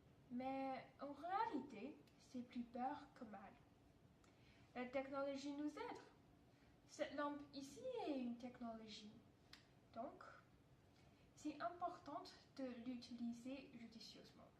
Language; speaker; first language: French; non-native, learner; English